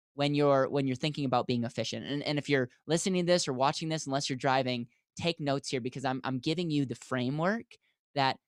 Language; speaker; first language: English; native; English